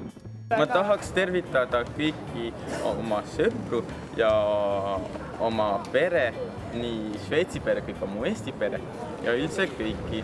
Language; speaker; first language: Estonian; non-native, learner; German